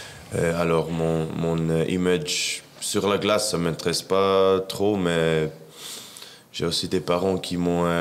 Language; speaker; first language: French; non-native, fluent; English